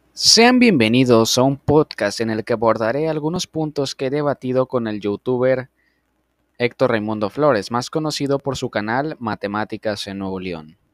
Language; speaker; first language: Spanish; native; Spanish